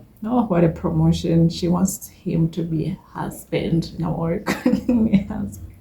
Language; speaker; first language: English; non-native, local second language; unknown